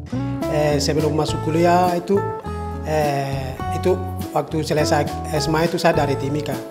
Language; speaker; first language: Indonesian; non-native, local second language; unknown